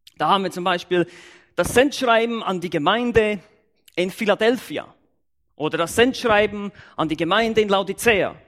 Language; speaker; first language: German; native; German